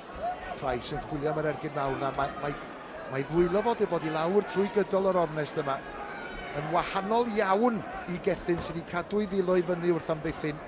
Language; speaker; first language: Welsh; native; Welsh